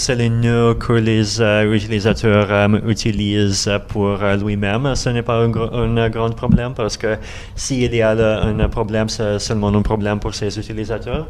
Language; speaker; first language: French; non-native, learner; Russian